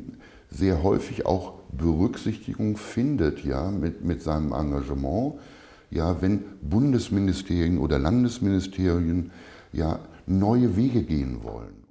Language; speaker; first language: German; native; German